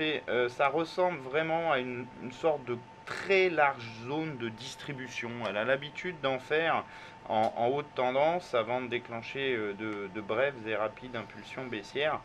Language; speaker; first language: French; native; French